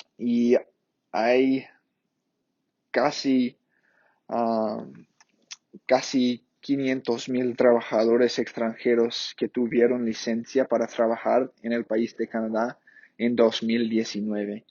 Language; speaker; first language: Spanish; non-native, fluent; English